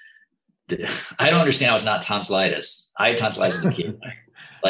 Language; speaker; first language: English; native; English